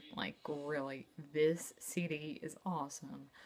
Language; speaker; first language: English; native; English